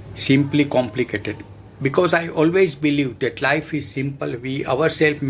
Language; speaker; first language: English; non-native, local second language; Gujarati